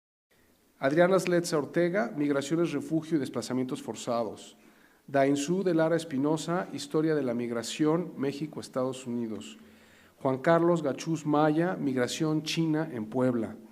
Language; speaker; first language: Spanish; native; Spanish